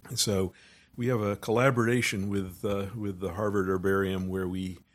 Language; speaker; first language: English; native; English